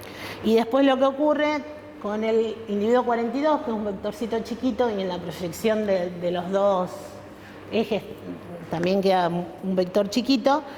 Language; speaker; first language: Spanish; native; Spanish